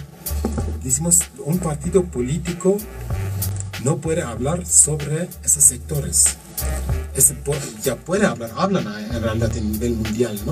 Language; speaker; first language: Spanish; non-native, learner; Kurdish